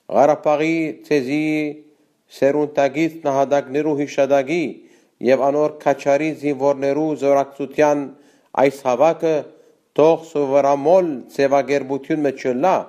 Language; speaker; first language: Armenian; native; Armenian